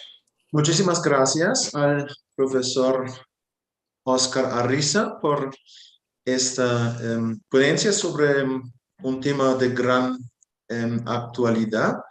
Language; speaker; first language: Spanish; non-native, fluent; German